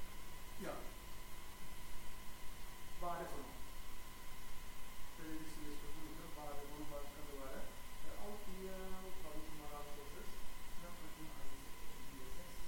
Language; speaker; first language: Norwegian; non-native, fluent; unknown